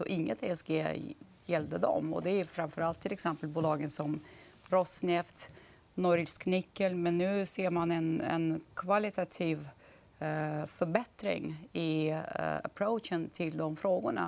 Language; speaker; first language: Swedish; non-native, fluent; Russian